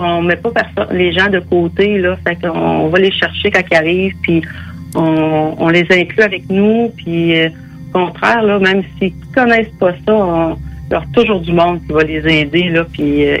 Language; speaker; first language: French; native; French